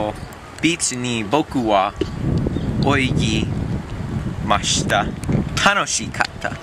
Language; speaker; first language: Japanese; non-native, learner; English